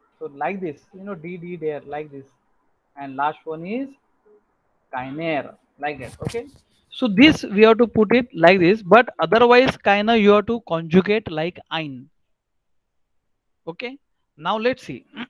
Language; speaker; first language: English; non-native, local second language; Marathi